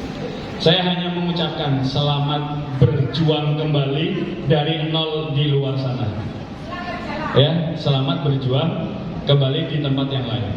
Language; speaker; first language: Indonesian; native; Indonesian